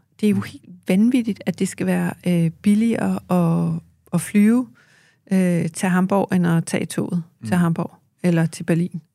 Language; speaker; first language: Danish; native; Danish